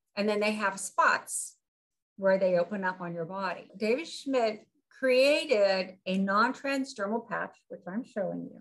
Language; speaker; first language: English; native; English